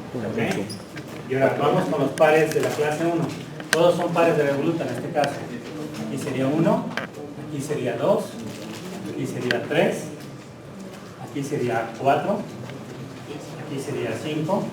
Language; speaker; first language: Spanish; native; Spanish